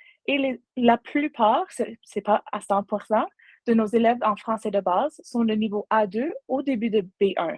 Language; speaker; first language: French; non-native, local second language; English